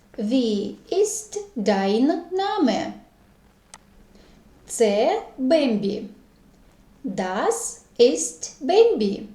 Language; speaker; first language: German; non-native, fluent; Ukrainian